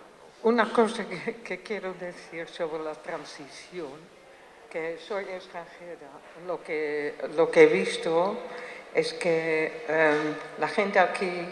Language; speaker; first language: Spanish; non-native, fluent; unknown